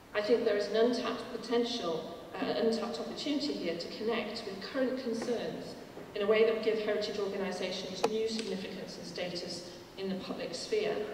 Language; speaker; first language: English; native; English